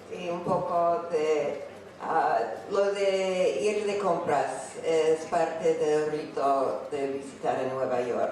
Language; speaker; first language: Spanish; non-native, fluent; English